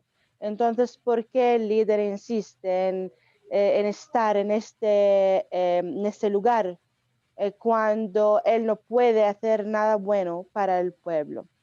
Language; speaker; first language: Spanish; non-native, fluent; Arabic